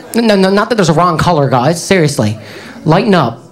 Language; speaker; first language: English; native; English